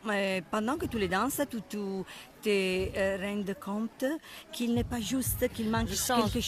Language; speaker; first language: French; non-native, learner; Italian